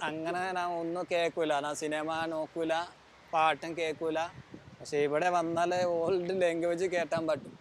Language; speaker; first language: Malayalam; non-native, local second language; Hindi